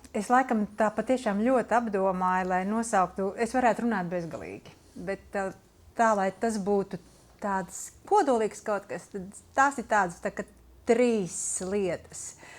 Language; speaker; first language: Latvian; non-native, local second language; Russian